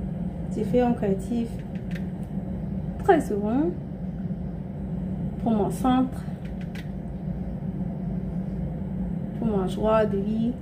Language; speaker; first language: French; non-native, learner; English